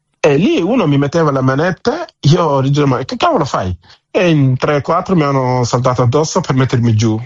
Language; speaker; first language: Italian; non-native, fluent; Wolof